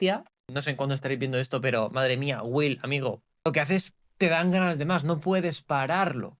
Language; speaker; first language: Spanish; native; Spanish